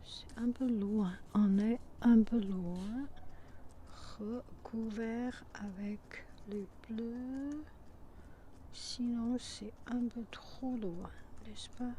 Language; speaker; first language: French; non-native, fluent; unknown